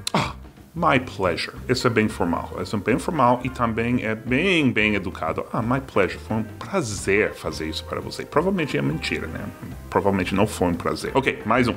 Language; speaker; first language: Portuguese; non-native, fluent; English